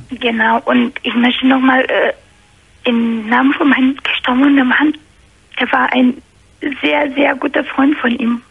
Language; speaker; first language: German; non-native, fluent; Romanian